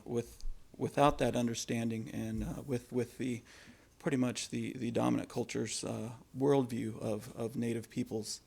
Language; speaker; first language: English; native; English